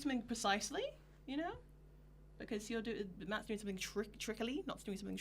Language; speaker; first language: English; native; English